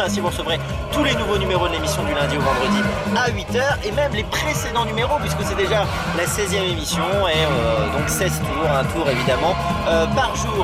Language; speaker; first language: French; native; French